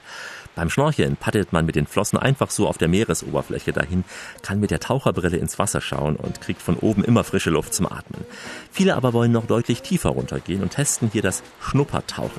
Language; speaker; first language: German; native; German